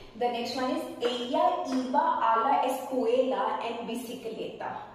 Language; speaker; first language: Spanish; non-native, fluent; Hindi